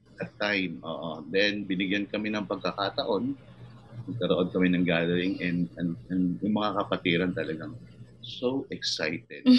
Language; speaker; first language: Filipino; native; Filipino